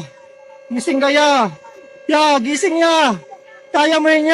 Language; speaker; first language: Filipino; non-native, local second language; Cebuano